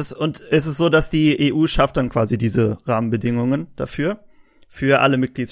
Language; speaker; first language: German; native; German